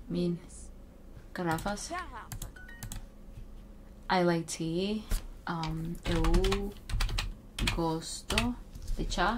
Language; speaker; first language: Portuguese; non-native, learner; English